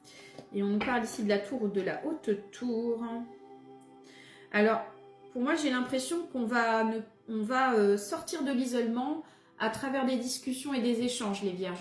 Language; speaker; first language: French; native; French